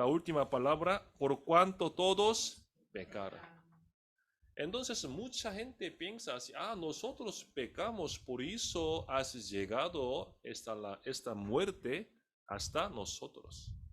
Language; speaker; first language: Spanish; non-native, fluent; Korean